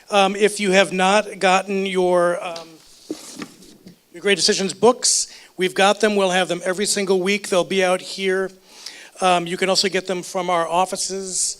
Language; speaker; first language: English; native; English